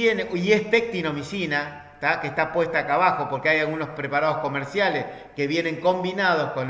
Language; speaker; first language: Spanish; native; Spanish